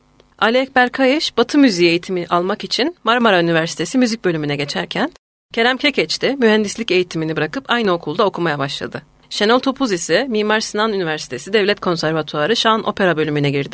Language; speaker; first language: Turkish; native; Turkish